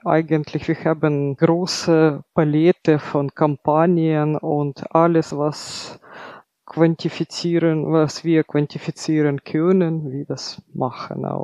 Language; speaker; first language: German; non-native, fluent; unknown